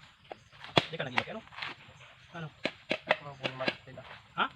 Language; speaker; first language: Filipino; non-native, local second language; Bikol